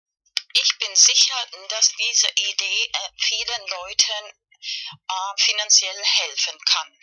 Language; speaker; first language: German; non-native, fluent; Spanish